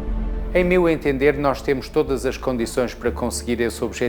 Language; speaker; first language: Portuguese; native; Portuguese